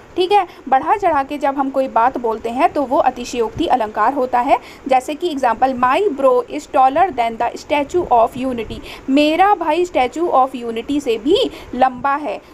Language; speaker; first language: Hindi; native; Hindi